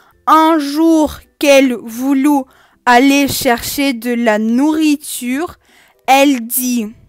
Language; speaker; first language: French; non-native, fluent; Russian